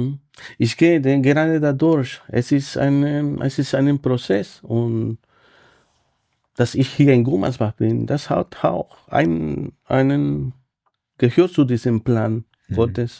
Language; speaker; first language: German; non-native, fluent; Spanish